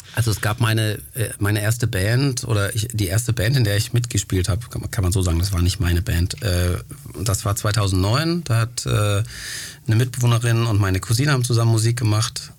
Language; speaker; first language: German; early bilingual, other home language; Greek